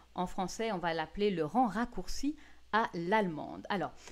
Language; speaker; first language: French; native; French